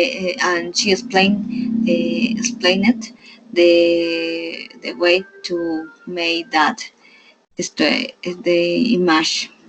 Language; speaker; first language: English; non-native, learner; Spanish